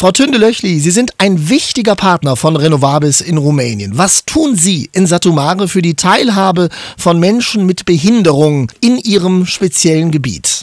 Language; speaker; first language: German; native; German